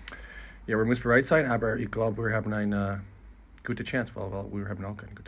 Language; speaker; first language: German; non-native, learner; English